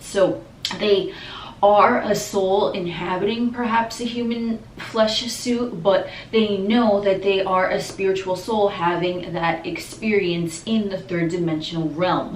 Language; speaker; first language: English; native; English